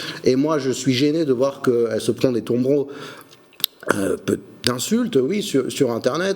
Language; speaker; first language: French; native; French